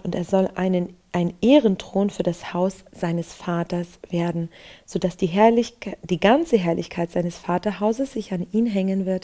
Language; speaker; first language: German; native; German